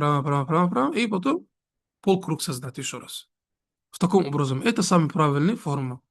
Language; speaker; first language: Russian; non-native, fluent; Arabic